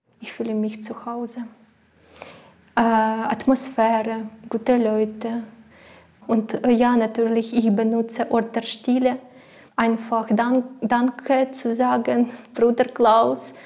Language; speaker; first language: German; non-native, learner; Ukrainian